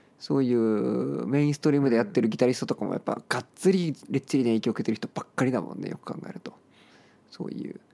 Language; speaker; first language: Japanese; native; Japanese